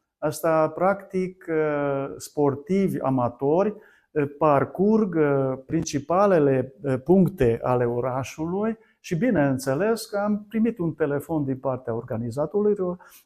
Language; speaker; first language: Romanian; non-native, local second language; Hungarian